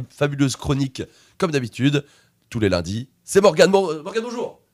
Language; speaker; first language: French; native; French